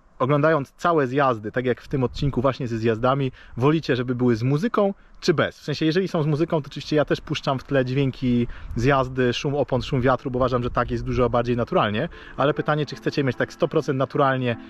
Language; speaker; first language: Polish; native; Polish